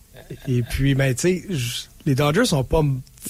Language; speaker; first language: French; native; French